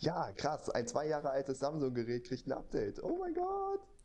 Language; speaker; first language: German; native; German